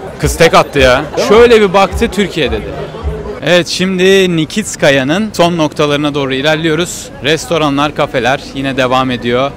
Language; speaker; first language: Turkish; native; Turkish